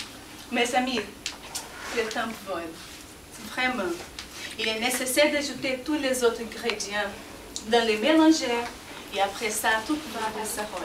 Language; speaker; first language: French; non-native, learner; Portuguese